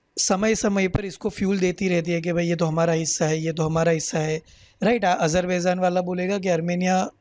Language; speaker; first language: Hindi; native; Hindi